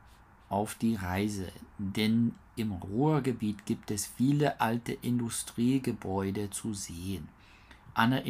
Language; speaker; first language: German; non-native, learner; English